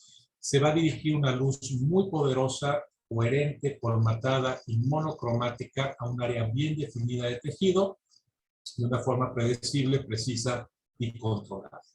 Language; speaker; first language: Spanish; native; Spanish